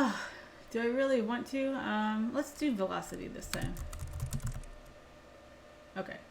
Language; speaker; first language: English; native; English